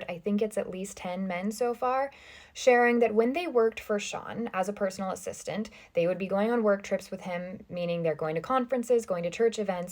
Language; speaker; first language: English; native; English